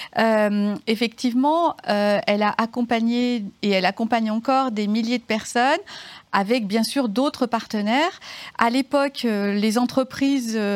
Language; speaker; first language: French; native; French